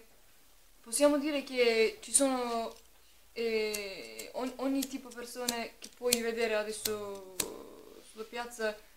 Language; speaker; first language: Italian; non-native, fluent; Turkish